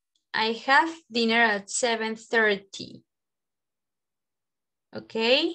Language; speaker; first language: English; non-native, fluent; Spanish